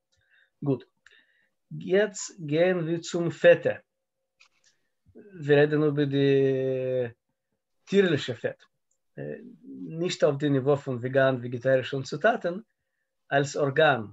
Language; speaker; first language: German; non-native, learner; Russian